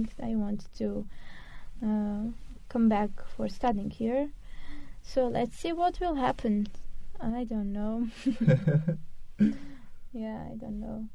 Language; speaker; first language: English; non-native, learner; Armenian